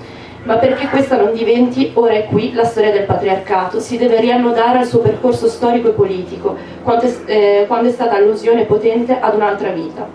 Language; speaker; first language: Italian; native; Italian